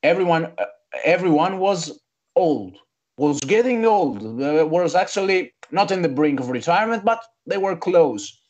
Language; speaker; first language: English; non-native, fluent; Greek